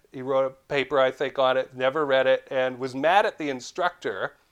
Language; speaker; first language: English; native; English